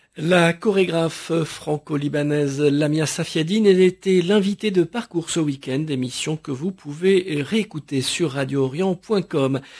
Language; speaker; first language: French; native; French